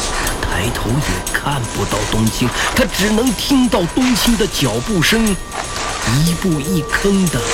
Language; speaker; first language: Chinese; native; Chinese